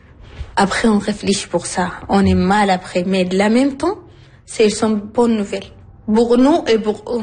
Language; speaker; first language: French; non-native, learner; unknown